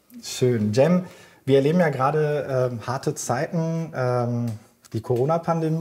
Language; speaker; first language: German; early bilingual, other home language; Turkish